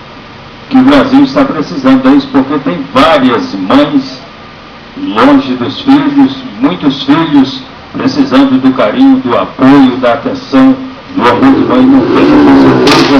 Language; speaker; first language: Portuguese; native; Portuguese